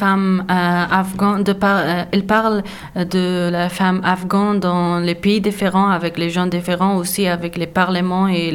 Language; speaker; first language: French; non-native, learner; Persian